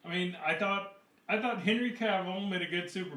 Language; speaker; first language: English; native; English